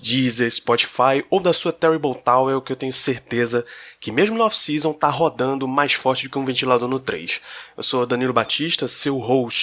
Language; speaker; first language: Portuguese; native; Portuguese